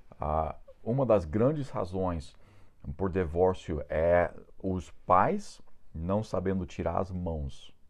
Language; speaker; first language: Portuguese; non-native, fluent; English